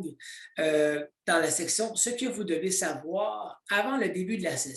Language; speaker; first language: French; native; French